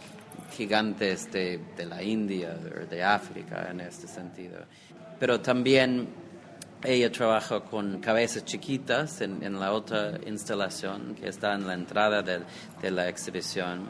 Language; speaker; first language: Spanish; non-native, fluent; English